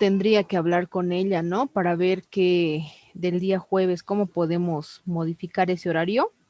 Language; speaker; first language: Spanish; native; Spanish